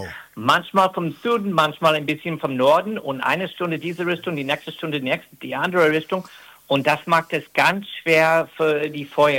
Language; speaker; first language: German; non-native, fluent; English